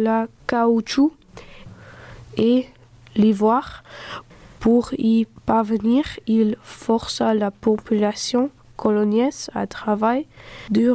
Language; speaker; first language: French; early bilingual, other home language; Dutch